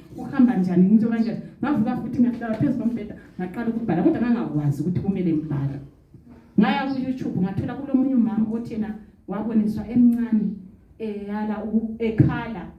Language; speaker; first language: Zulu; non-native, local second language; Xhosa